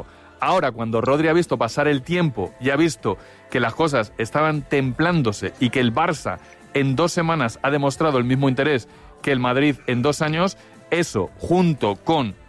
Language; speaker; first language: Spanish; native; Spanish